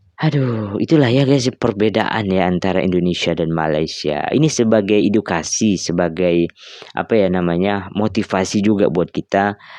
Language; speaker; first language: Indonesian; native; Indonesian